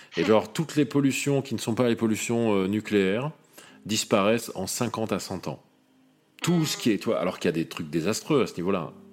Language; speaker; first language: French; native; French